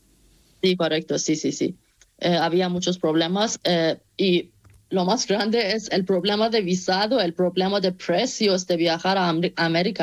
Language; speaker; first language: Spanish; non-native, fluent; Persian